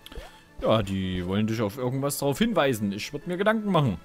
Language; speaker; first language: German; native; German